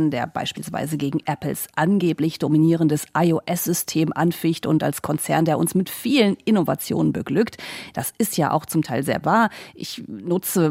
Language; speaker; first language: German; native; German